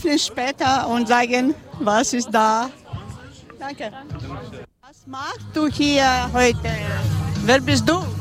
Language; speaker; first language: German; non-native, learner; Ukrainian